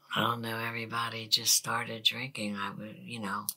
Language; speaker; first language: English; native; English